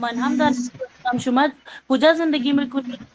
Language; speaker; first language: Persian; non-native, learner; Urdu